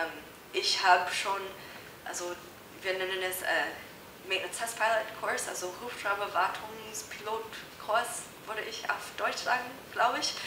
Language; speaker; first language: German; non-native, fluent; English